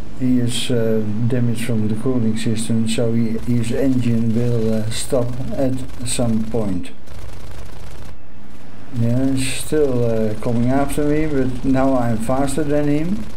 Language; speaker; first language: English; non-native, fluent; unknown